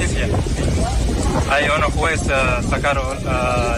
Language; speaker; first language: Spanish; non-native, learner; Arabic